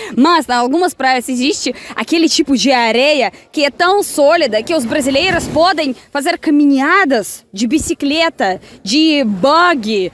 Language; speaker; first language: Portuguese; non-native, fluent; Russian